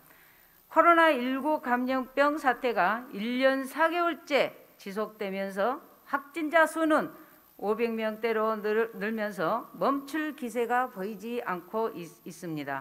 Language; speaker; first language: Korean; native; Korean